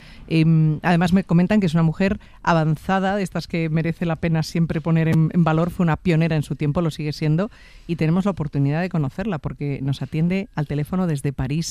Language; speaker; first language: Spanish; native; Spanish